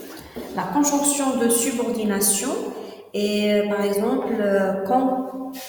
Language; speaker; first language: French; non-native, local second language; Arabic